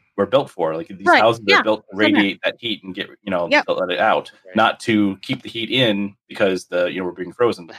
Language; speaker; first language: English; native; English